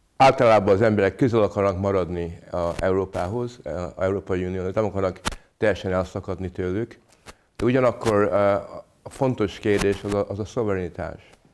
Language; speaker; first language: Hungarian; early bilingual, other home language; English